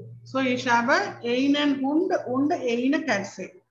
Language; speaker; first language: German; non-native, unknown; Tamil